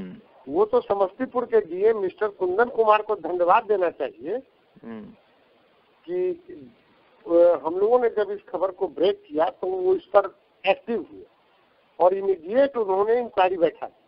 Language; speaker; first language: Hindi; non-native, local second language; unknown